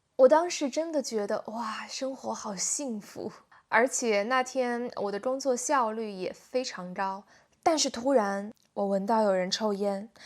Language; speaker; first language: Chinese; native; Chinese